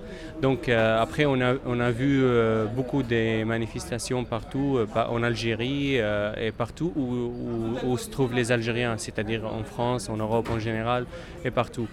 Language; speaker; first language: French; non-native, fluent; Arabic